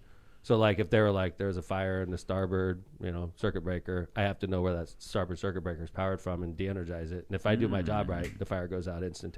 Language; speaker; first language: English; native; English